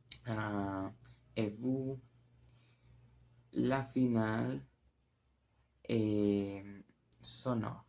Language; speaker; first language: French; non-native, learner; Spanish